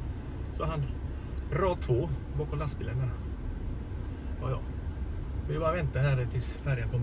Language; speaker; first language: Swedish; native; Swedish